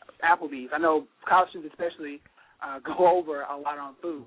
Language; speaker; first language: English; native; English